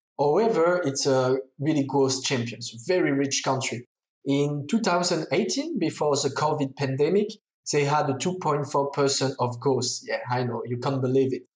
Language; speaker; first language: English; non-native, fluent; French